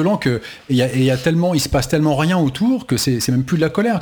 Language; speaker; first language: French; native; French